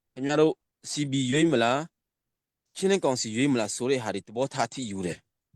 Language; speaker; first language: Burmese; non-native, local second language; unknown